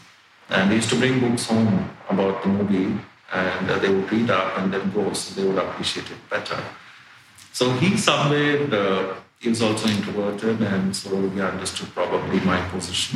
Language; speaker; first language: English; non-native, local second language; Telugu